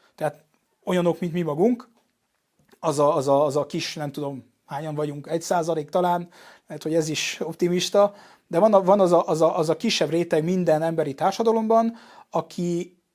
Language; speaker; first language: Hungarian; early bilingual, heritage; Hungarian